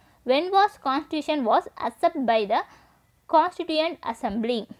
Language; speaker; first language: English; non-native, local second language; Tamil